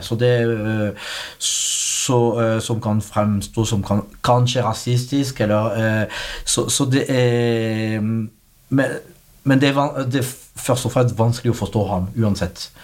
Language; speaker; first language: Norwegian; non-native, fluent; French